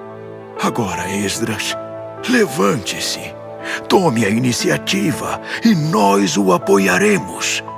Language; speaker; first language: Portuguese; native; Portuguese